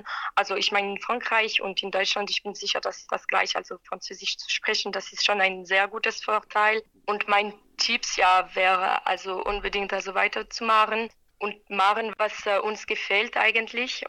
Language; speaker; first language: German; non-native, fluent; French